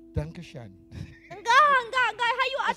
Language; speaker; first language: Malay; non-native, learner; German